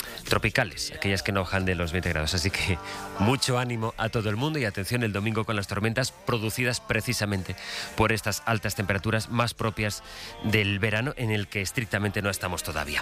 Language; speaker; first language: Spanish; native; Spanish